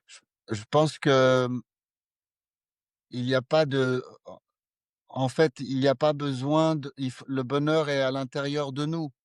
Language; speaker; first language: French; non-native, fluent; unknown